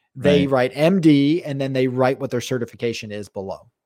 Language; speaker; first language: English; native; English